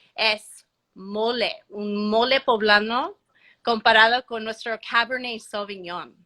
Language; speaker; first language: Spanish; early bilingual, heritage; Spanish